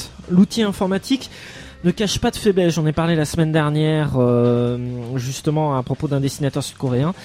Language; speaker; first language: French; native; French